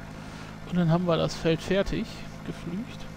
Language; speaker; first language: German; native; German